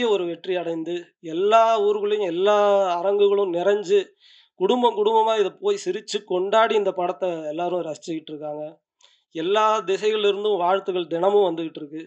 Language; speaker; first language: Tamil; native; Tamil